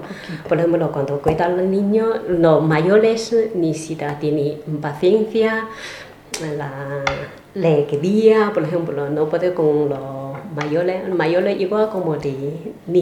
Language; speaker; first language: Spanish; non-native, learner; Chinese